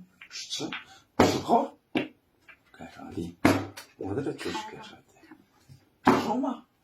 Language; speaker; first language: Chinese; native; Chinese